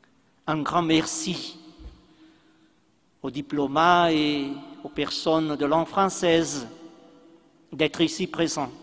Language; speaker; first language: French; non-native, fluent; Italian